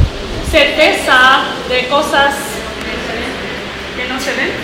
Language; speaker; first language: Spanish; non-native, learner; English